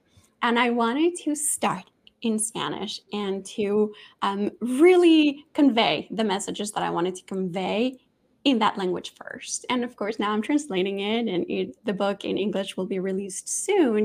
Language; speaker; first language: English; non-native, fluent; Spanish